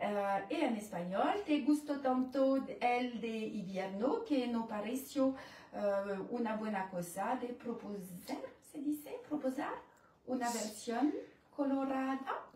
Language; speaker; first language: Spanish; non-native, learner; French